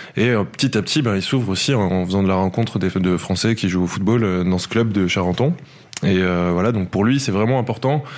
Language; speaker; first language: French; native; French